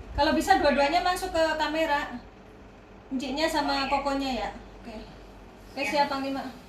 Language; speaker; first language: Indonesian; native; Indonesian